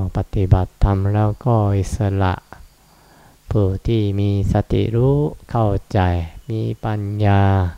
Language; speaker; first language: Thai; non-native, fluent; Japanese